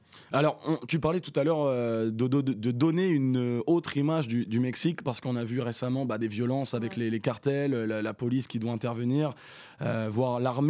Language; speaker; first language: French; native; French